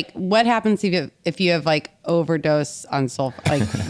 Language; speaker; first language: English; native; English